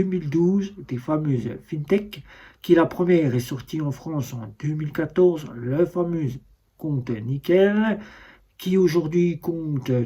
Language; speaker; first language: French; native; French